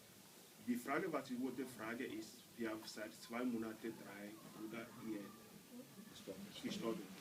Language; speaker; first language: German; non-native, learner; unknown